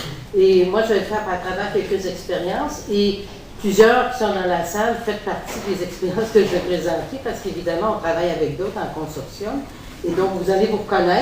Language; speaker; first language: French; native; French